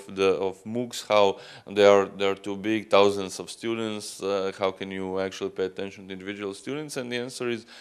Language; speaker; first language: English; non-native, fluent; Croatian